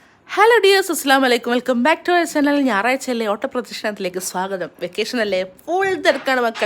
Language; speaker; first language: Malayalam; native; Malayalam